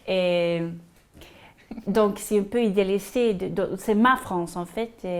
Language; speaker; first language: French; non-native, fluent; Swedish